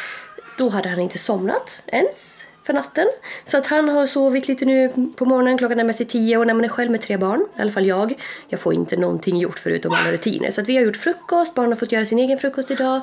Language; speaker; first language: Swedish; native; Swedish